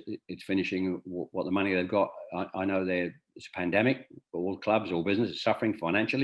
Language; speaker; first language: English; native; English